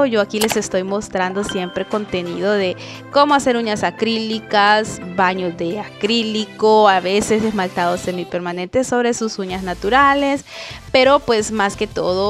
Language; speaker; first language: Spanish; native; Spanish